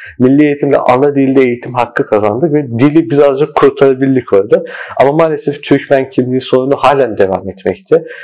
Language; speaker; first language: Turkish; early bilingual, heritage; Turkish